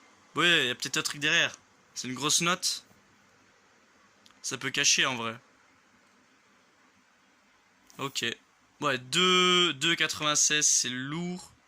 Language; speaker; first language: French; native; French